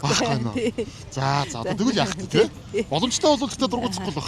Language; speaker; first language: Mongolian; native; Mongolian